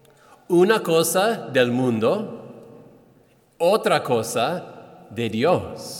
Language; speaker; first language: Spanish; non-native, fluent; English